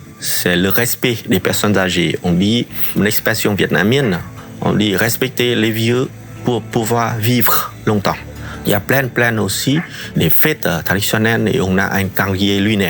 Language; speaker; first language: French; non-native, fluent; Vietnamese